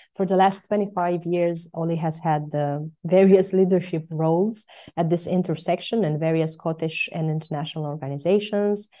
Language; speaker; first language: English; non-native, fluent; Romanian